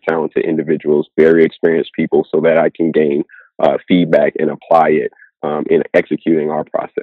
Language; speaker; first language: English; native; English